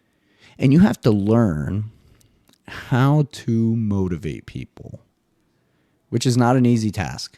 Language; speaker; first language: English; native; English